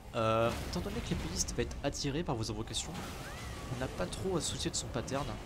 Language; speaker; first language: French; native; French